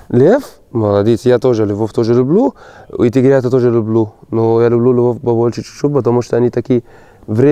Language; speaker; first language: Russian; non-native, learner; Arabic